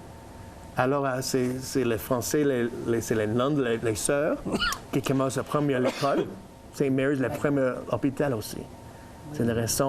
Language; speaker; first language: French; non-native, learner; English